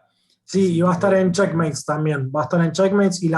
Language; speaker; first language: Spanish; native; Spanish